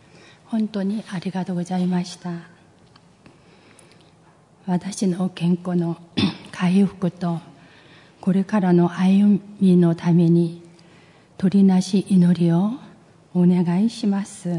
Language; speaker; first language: Japanese; non-native, fluent; Korean